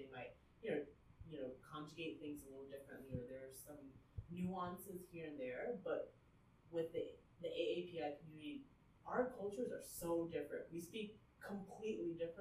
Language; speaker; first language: English; early bilingual, other home language; Vietnamese